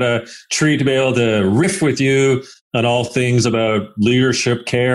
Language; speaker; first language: English; native; English